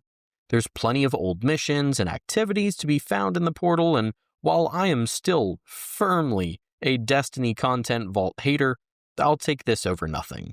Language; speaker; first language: English; native; English